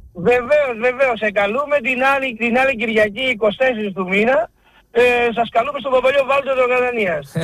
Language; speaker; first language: Greek; native; Greek